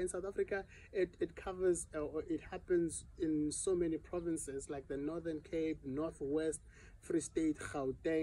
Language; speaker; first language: English; non-native, local second language; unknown